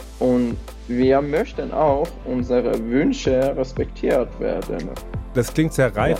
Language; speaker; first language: German; non-native, fluent; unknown